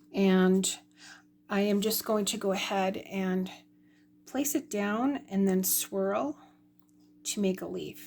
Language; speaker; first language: English; native; English